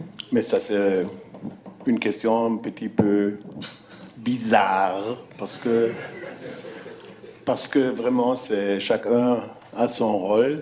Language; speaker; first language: French; non-native, fluent; German